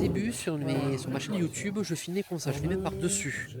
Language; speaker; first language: French; native; French